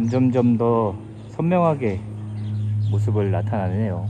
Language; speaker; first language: Korean; native; Korean